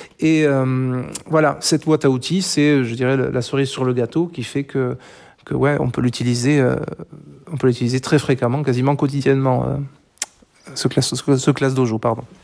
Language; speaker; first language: French; native; French